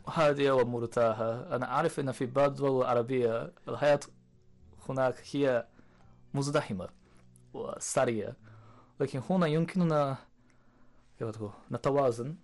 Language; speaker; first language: Arabic; non-native, learner; Japanese